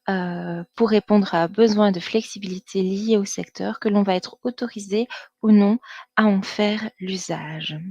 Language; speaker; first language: French; native; French